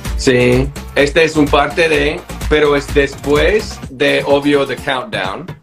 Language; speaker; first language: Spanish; non-native, learner; English